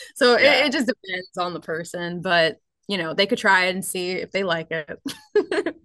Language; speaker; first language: English; native; English